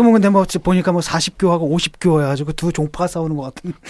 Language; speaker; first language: Korean; native; Korean